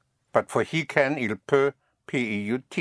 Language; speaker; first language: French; non-native, fluent; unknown